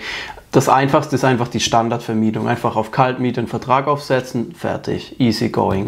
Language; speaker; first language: German; native; German